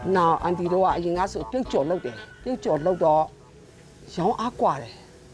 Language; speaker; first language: Burmese; non-native, local second language; Western Kayah